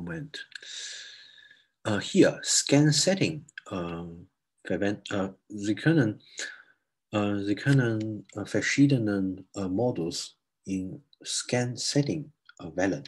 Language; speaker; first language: German; non-native, fluent; Chinese